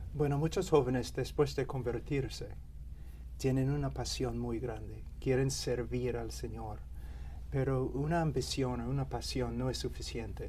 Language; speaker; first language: Spanish; non-native, fluent; English